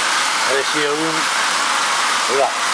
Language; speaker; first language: Spanish; non-native, local second language; Galician